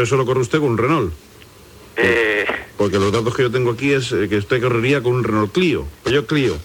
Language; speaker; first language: Spanish; native; Spanish